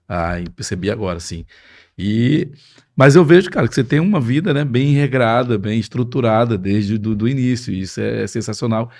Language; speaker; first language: Portuguese; native; Portuguese